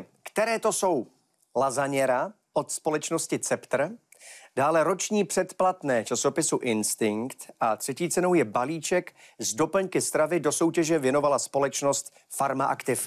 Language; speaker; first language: Czech; native; Czech